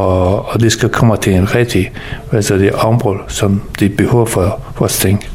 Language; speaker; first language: Danish; early bilingual, other home language; Persian